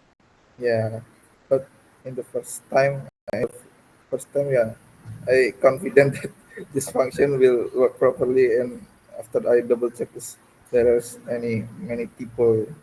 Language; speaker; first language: English; non-native, learner; Indonesian